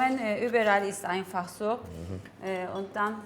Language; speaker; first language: German; non-native, learner; Turkish